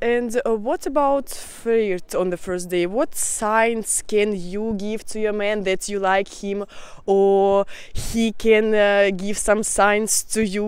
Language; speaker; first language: English; non-native, fluent; Russian